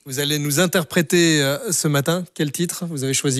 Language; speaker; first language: French; native; French